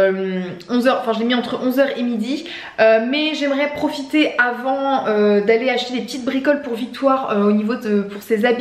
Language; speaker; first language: French; native; French